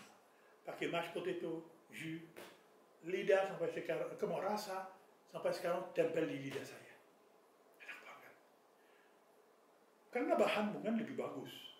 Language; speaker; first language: Indonesian; non-native, fluent; French